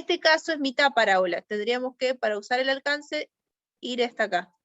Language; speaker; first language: Spanish; native; Spanish